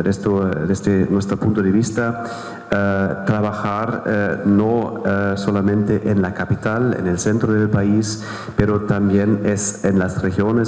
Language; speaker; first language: Spanish; non-native, fluent; German